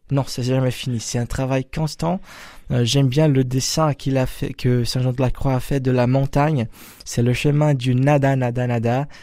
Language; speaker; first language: French; non-native, fluent; Portuguese